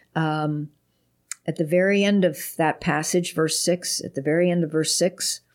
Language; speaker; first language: English; native; English